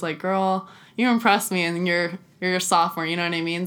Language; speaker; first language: English; native; English